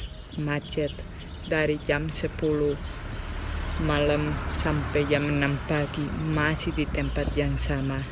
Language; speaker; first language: Indonesian; non-native, fluent; Spanish